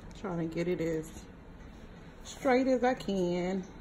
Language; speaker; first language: English; native; English